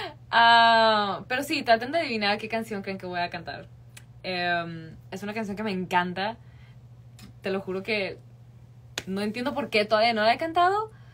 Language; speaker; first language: Spanish; native; Spanish